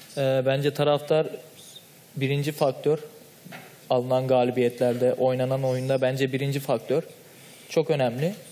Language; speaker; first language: Turkish; native; Turkish